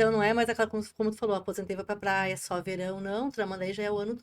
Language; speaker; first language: Portuguese; native; Portuguese